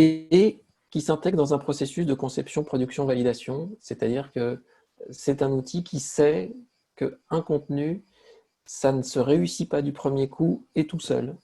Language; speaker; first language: French; native; French